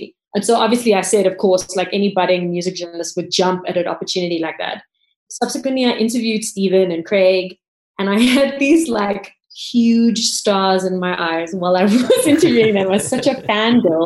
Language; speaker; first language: English; native; English